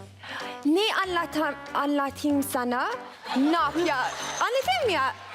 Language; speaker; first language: Turkish; non-native, learner; English